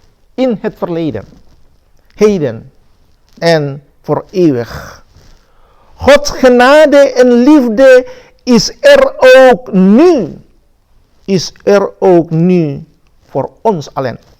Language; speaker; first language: Dutch; non-native, fluent; Indonesian